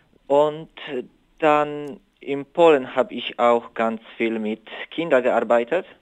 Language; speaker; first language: German; non-native, learner; Polish